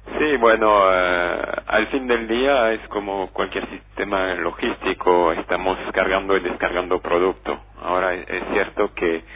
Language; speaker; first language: Spanish; non-native, fluent; French